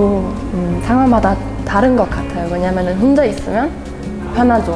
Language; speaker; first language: Korean; non-native, fluent; German